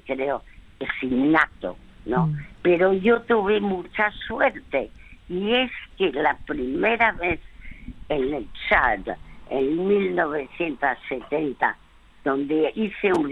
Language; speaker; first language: Spanish; early bilingual, other home language; French